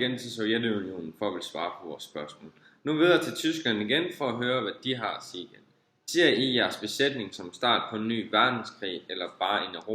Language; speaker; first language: Danish; native; Danish